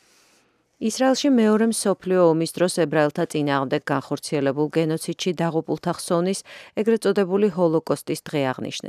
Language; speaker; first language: Georgian; native; Georgian